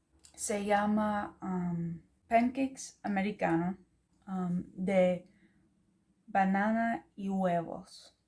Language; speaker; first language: Spanish; non-native, learner; English